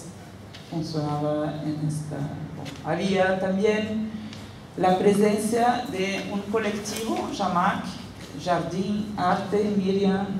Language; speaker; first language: Spanish; non-native, fluent; Portuguese